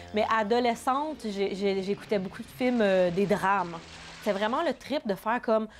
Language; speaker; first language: French; native; French